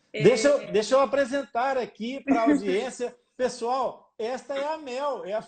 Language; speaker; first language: Portuguese; native; Portuguese